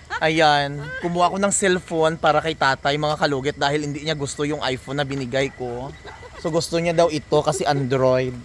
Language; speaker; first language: Filipino; non-native, local second language; Cebuano